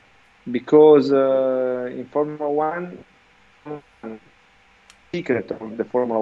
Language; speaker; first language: English; non-native, learner; Italian